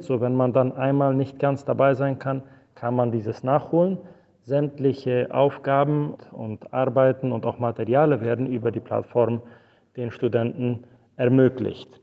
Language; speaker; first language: German; non-native, fluent; Spanish